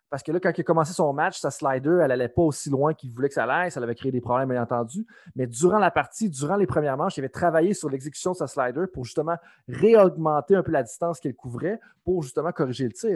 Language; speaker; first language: French; native; French